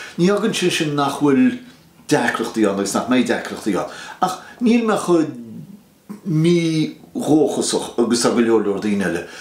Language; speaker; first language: Irish; native; Irish